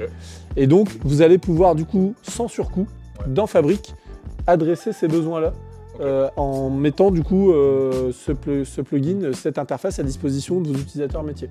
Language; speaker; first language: French; native; French